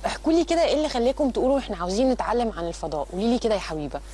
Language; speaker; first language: Arabic; native; Arabic